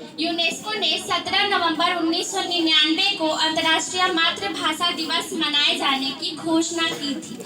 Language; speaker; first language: Hindi; native; Hindi